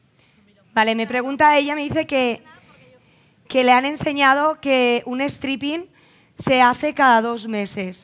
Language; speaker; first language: Spanish; native; Spanish